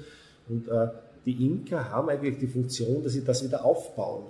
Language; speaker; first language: German; native; German